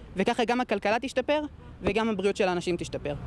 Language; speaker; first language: Hebrew; native; Hebrew